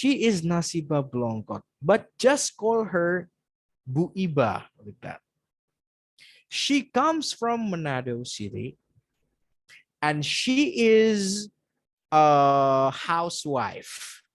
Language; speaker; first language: English; non-native, fluent; Indonesian